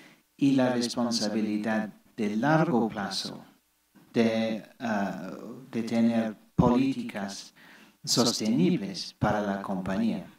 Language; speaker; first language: Spanish; non-native, fluent; English